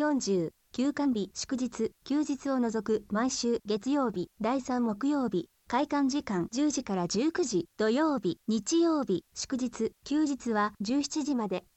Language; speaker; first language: Japanese; native; Japanese